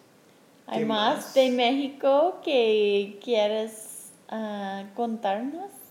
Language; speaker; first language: Spanish; non-native, fluent; English